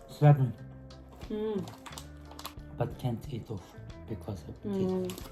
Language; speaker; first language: English; non-native, learner; Korean